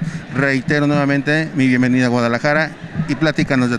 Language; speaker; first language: Spanish; native; Spanish